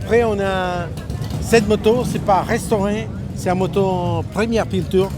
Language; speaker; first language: French; non-native, learner; Italian